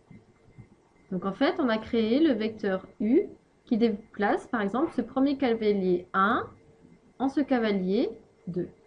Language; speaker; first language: French; native; French